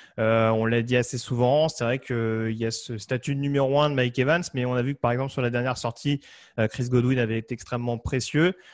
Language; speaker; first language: French; native; French